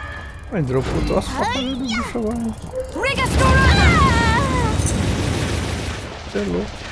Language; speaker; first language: Portuguese; native; Portuguese